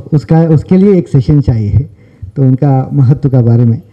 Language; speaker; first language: Hindi; non-native, local second language; Kannada